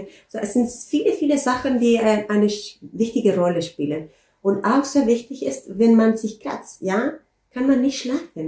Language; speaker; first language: German; non-native, fluent; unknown